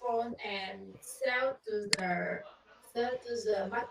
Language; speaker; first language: English; non-native, learner; Vietnamese